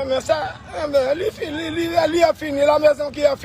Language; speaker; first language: French; non-native, learner; Haitian Creole